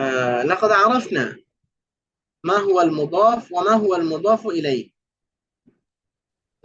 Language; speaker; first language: Arabic; non-native, fluent; Bangla